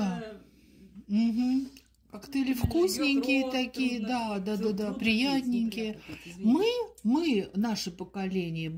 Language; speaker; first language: Russian; native; Russian